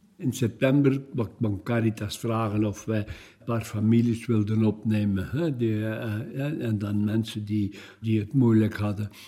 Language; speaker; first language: Dutch; native; Dutch